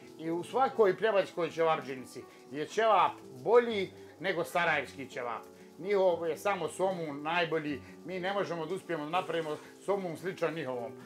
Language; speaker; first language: Serbian; native; Serbian